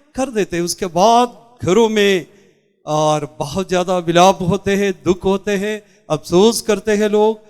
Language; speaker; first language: Hindi; non-native, local second language; Malayalam